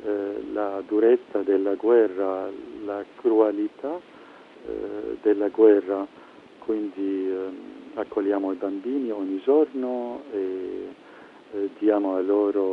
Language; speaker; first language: Italian; non-native, fluent; Arabic